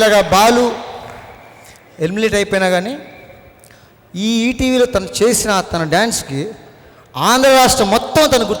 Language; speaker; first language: Telugu; native; Telugu